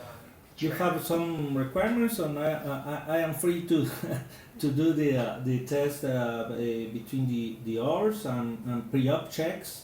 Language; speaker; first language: English; non-native, learner; Spanish